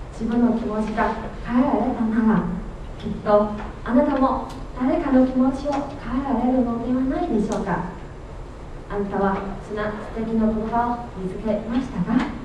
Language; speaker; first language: Japanese; non-native, fluent; Chinese